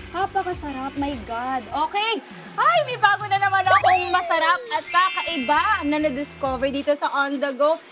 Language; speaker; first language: Filipino; native; Filipino